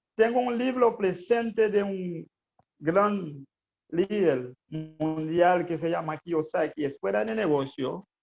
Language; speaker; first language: Spanish; non-native, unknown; Haitian Creole